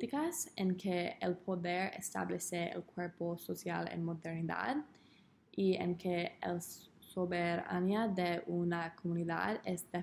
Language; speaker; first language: Spanish; non-native, learner; English